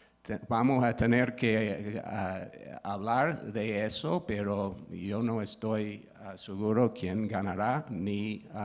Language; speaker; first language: Spanish; non-native, fluent; English